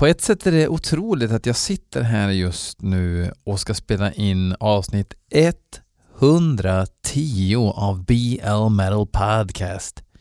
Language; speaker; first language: Swedish; native; Swedish